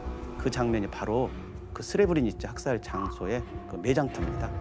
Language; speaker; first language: Korean; native; Korean